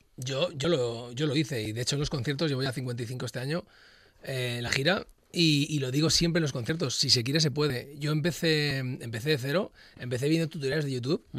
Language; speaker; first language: Spanish; native; Spanish